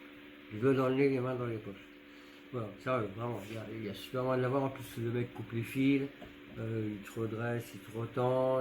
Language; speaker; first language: French; native; French